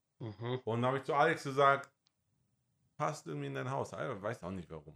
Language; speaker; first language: German; non-native, fluent; English